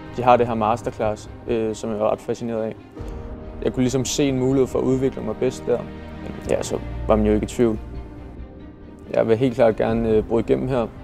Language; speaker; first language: Danish; native; Danish